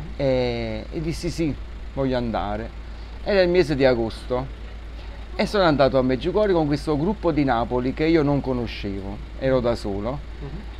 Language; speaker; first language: Italian; native; Italian